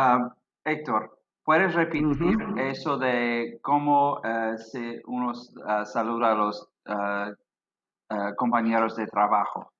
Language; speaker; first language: Spanish; non-native, fluent; English